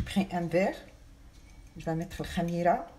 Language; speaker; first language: French; non-native, fluent; Arabic